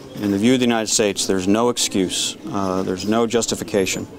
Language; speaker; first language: English; native; English